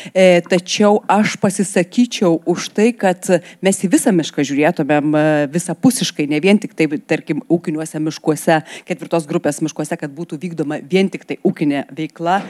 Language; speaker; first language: Lithuanian; native; Lithuanian